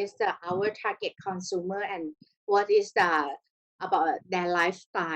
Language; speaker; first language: English; non-native, learner; Thai